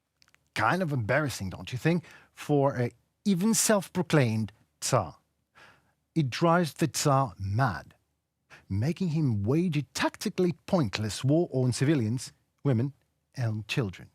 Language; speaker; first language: English; non-native, fluent; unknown